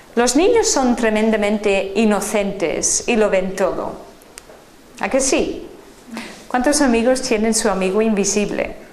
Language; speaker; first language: Spanish; non-native, fluent; English